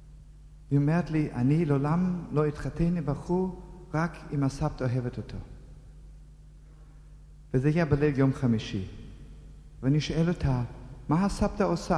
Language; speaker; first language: Hebrew; non-native, fluent; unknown